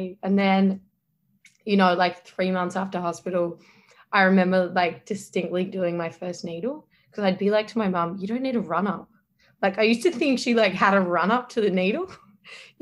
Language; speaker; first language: English; native; English